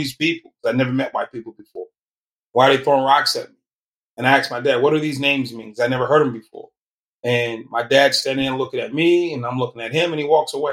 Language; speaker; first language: English; native; English